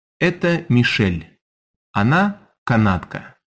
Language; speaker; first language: Russian; non-native, fluent; English